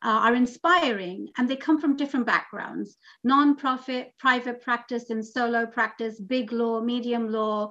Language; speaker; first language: English; native; English